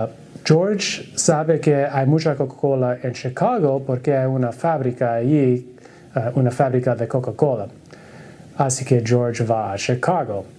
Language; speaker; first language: Spanish; non-native, learner; English